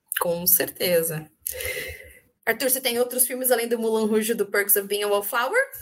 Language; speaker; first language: Portuguese; native; Portuguese